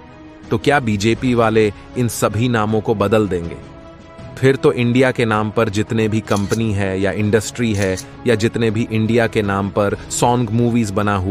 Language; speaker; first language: Hindi; native; Hindi